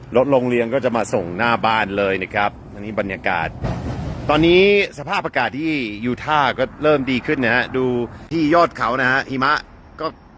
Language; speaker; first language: Thai; non-native, fluent; English